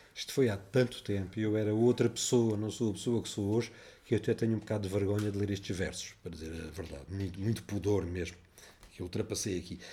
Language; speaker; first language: Portuguese; native; Portuguese